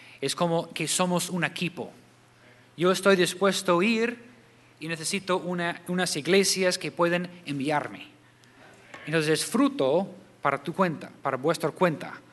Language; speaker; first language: Spanish; non-native, fluent; English